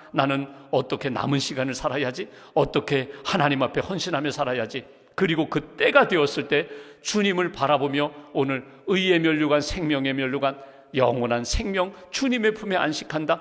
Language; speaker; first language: Korean; native; Korean